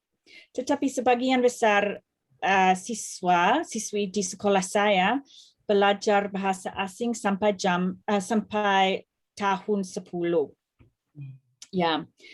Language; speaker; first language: Indonesian; non-native, fluent; English